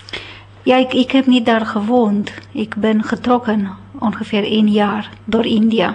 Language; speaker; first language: Dutch; non-native, fluent; Romanian